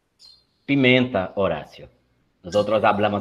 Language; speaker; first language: Spanish; non-native, fluent; Portuguese